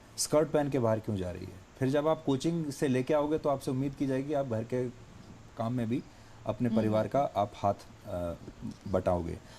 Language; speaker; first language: Hindi; native; Hindi